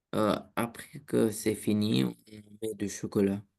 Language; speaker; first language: French; non-native, learner; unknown